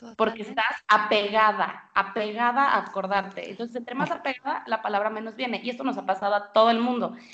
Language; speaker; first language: Spanish; native; Spanish